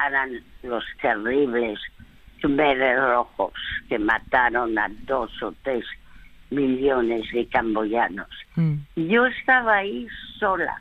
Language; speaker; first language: Spanish; early bilingual, other home language; French